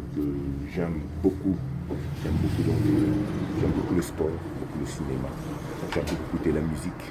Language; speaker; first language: French; non-native, local second language; Lingala